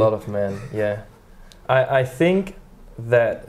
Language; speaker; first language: English; non-native, fluent; Dutch